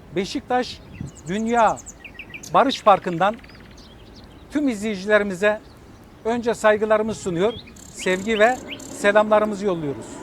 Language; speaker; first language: Turkish; native; Turkish